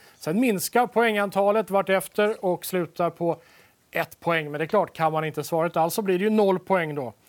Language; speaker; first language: Swedish; native; Swedish